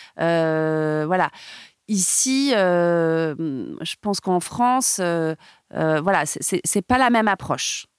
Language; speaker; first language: French; native; French